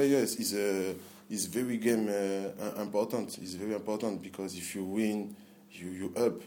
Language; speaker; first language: English; non-native, learner; French